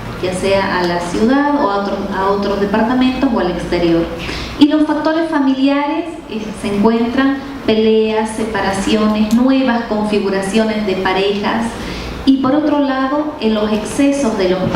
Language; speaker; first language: Spanish; native; Spanish